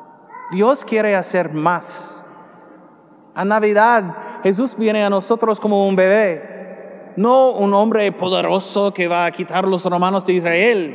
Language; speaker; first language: Spanish; non-native, learner; English